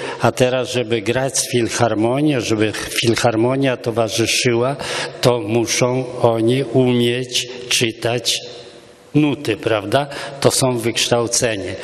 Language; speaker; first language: Polish; non-native, local second language; Romany